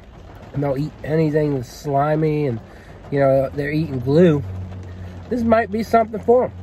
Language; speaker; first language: English; native; English